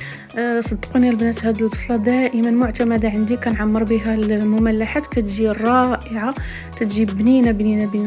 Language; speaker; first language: Arabic; native; Arabic